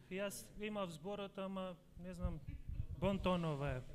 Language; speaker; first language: Macedonian; non-native, local second language; Albanian